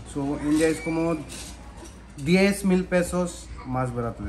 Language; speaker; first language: Spanish; non-native, learner; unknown